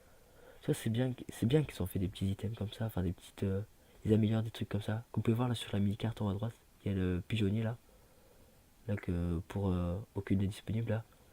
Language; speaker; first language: French; native; French